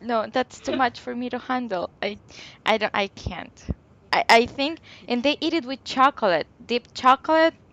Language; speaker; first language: English; non-native, local second language; Spanish